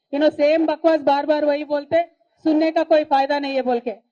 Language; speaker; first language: Hindi; non-native, local second language; Telugu